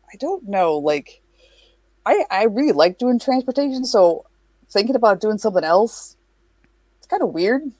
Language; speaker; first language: English; native; English